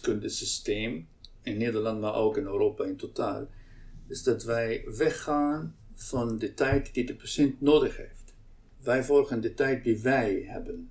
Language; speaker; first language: Dutch; non-native, local second language; Arabic